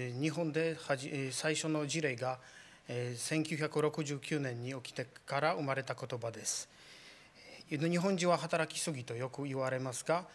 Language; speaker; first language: Japanese; non-native, fluent; Polish